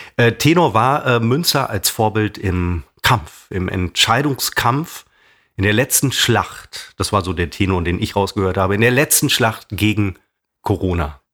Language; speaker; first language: German; native; German